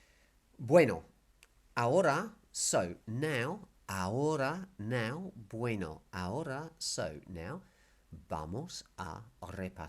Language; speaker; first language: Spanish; non-native, fluent; English